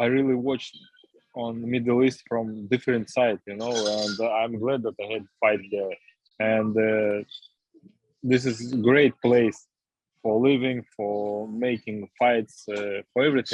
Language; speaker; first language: English; non-native, learner; Russian